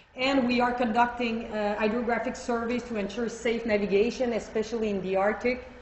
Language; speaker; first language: English; non-native, fluent; French